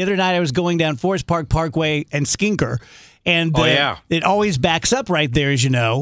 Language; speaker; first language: English; native; English